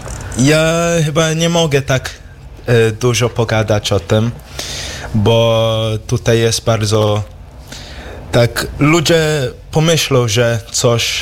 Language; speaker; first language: Polish; early bilingual, heritage; English